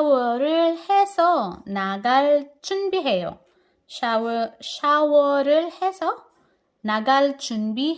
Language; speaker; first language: Korean; non-native, fluent; Filipino